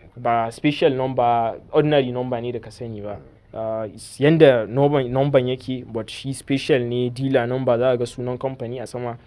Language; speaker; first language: Hausa; native; Hausa